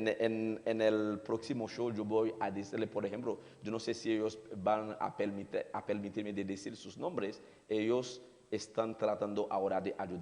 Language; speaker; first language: Spanish; non-native, learner; Haitian Creole